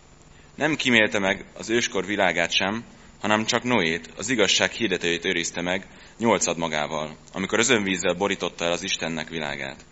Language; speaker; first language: Hungarian; native; Hungarian